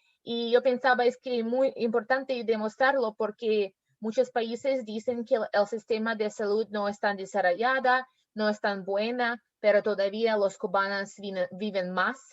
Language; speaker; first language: Spanish; non-native, learner; English